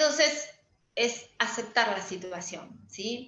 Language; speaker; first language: Spanish; native; Spanish